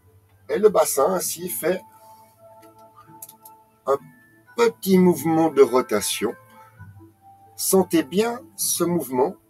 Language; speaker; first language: French; native; French